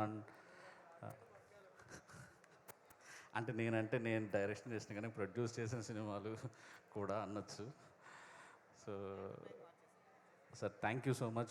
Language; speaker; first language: Telugu; native; Telugu